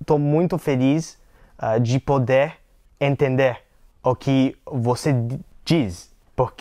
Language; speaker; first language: Portuguese; non-native, learner; English